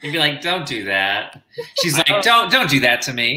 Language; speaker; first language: English; native; English